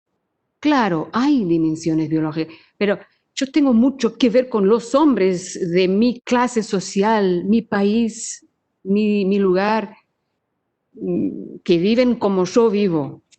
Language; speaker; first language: Spanish; non-native, fluent; Portuguese